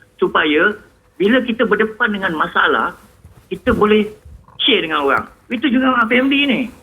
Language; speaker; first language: Malay; native; Malay